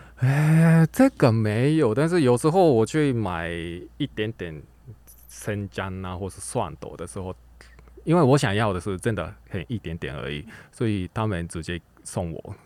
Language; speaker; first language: Chinese; non-native, fluent; Japanese